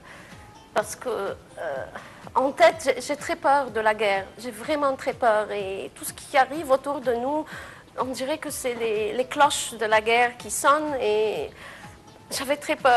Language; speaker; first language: French; non-native, fluent; Arabic